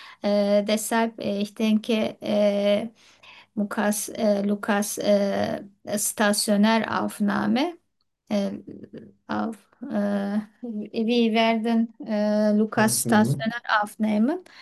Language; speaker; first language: German; non-native, learner; Turkish